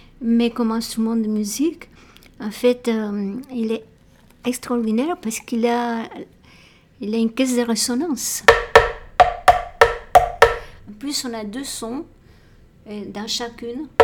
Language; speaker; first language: French; non-native, fluent; Spanish